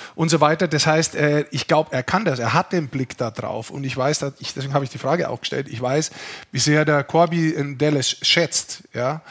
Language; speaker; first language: German; native; German